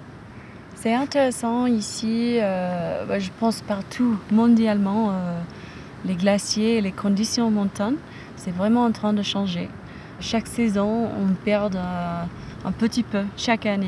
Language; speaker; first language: French; non-native, fluent; English